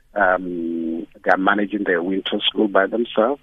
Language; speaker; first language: English; non-native, local second language; Northern Sotho